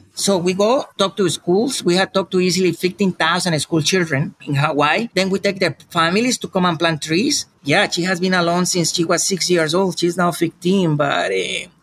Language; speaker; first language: English; non-native, fluent; Spanish